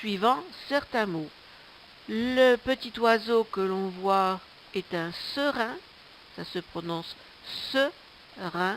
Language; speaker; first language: French; native; French